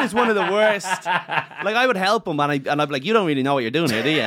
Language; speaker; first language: English; native; English